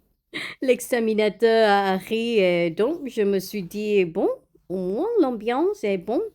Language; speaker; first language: French; non-native, learner; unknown